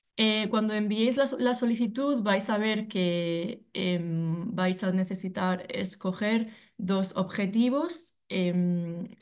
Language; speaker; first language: Spanish; native; Spanish